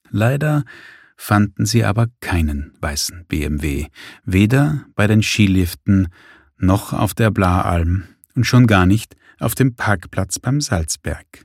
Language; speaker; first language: German; native; German